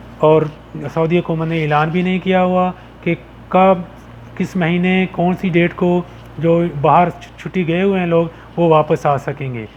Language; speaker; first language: Urdu; non-native, local second language; Punjabi